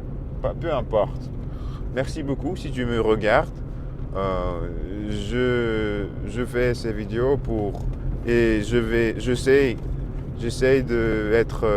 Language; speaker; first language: French; non-native, learner; Russian